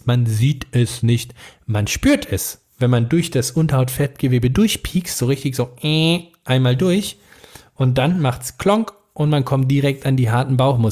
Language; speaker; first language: German; native; German